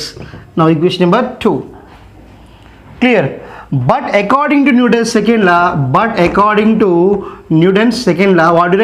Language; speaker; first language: English; non-native, local second language; Telugu